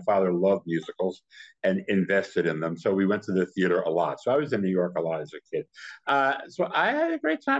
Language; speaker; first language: English; native; English